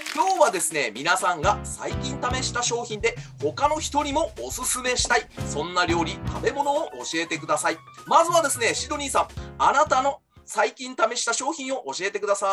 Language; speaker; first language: Japanese; native; Japanese